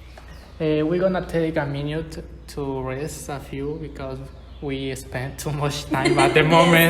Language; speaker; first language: English; non-native, learner; Spanish